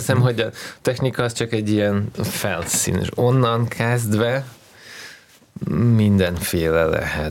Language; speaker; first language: Hungarian; non-native, fluent; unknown